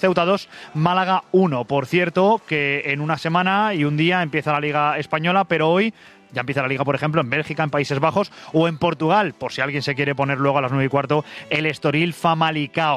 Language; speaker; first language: Spanish; native; Spanish